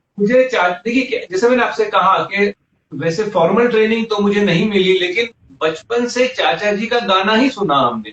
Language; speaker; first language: Hindi; native; Hindi